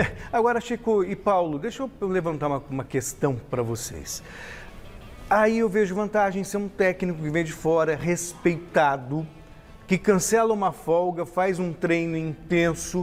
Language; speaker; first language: Portuguese; native; Portuguese